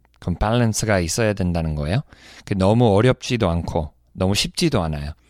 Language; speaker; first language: Korean; non-native, fluent; English